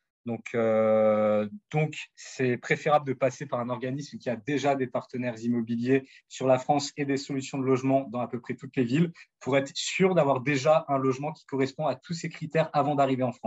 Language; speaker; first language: French; native; French